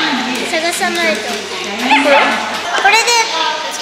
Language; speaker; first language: Japanese; early bilingual, heritage; Japanese